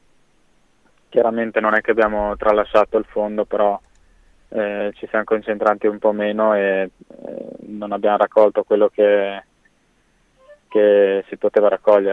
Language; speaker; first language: Italian; native; Italian